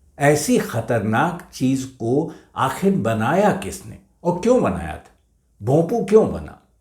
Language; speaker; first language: Hindi; native; Hindi